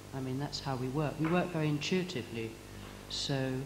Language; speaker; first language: English; native; English